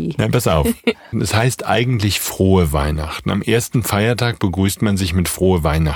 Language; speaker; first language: German; native; German